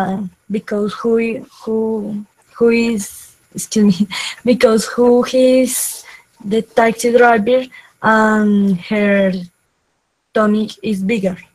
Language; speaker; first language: English; non-native, learner; Spanish